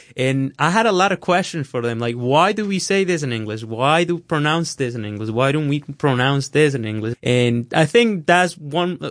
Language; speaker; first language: English; non-native, fluent; Spanish